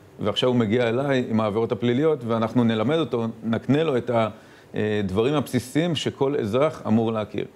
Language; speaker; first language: Hebrew; native; Hebrew